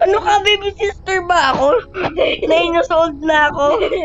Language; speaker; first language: Filipino; native; Filipino